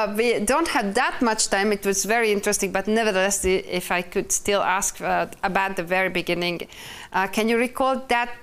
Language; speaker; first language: English; non-native, fluent; Hungarian